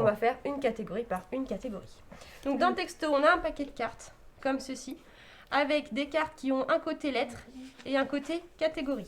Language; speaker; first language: French; native; French